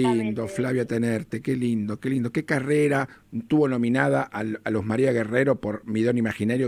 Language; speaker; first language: Spanish; native; Spanish